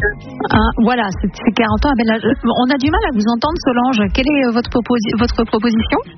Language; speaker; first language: French; native; French